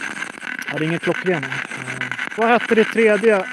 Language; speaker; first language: Swedish; native; Swedish